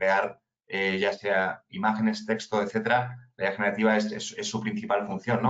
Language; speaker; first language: Spanish; native; Spanish